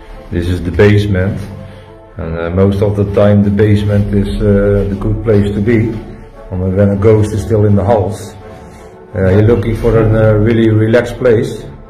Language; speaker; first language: English; non-native, learner; Dutch